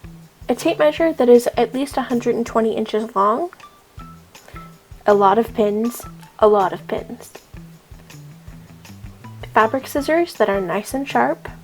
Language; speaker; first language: English; native; English